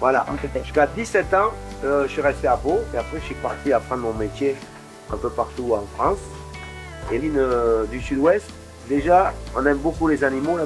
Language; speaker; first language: French; native; French